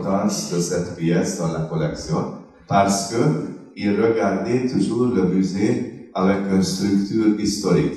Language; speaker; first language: French; non-native, fluent; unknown